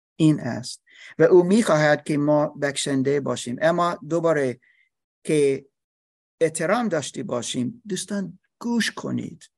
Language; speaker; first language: Persian; non-native, learner; English